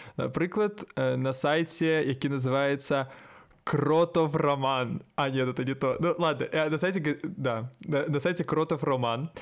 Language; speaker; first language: Belarusian; non-native, local second language; Russian